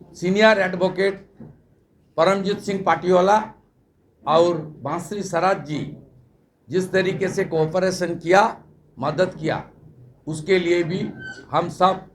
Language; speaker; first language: Hindi; non-native, local second language; Bangla